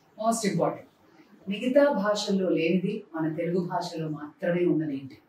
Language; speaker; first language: Telugu; native; Telugu